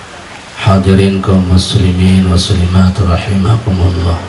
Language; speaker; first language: Indonesian; non-native, local second language; Sasak